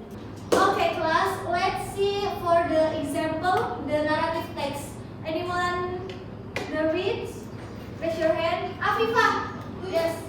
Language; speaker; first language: English; non-native, learner; Indonesian